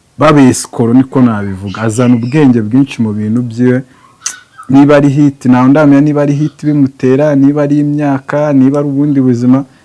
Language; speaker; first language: Kinyarwanda; native; Kinyarwanda